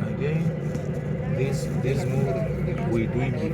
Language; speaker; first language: English; non-native, learner; Greek